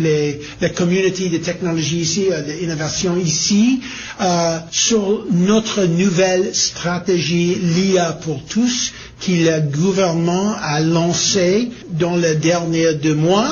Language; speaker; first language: French; non-native, learner; English